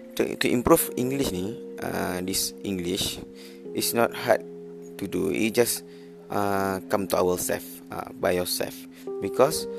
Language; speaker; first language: English; non-native, learner; Malay